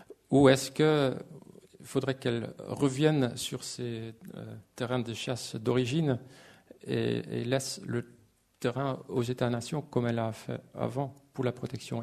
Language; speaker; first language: French; non-native, fluent; Dutch